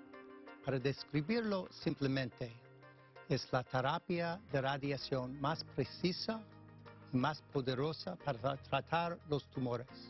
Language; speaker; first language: Spanish; non-native, fluent; English